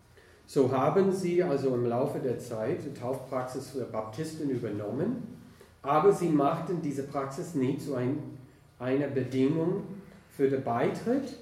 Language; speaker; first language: German; non-native, fluent; English